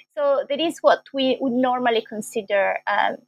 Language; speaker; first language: English; non-native, fluent; Italian